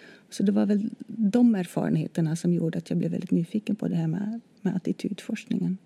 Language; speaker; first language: Swedish; non-native, fluent; Dutch